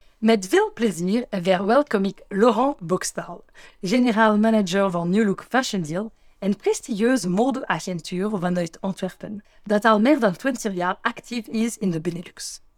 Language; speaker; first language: Dutch; non-native, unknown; French